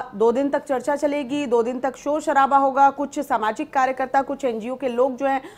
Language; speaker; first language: Hindi; native; Hindi